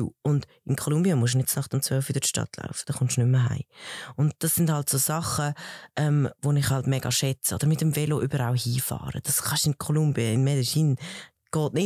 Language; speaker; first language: German; early bilingual, other home language; Spanish